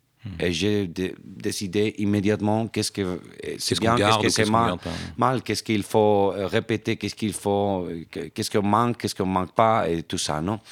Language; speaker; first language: French; non-native, fluent; Spanish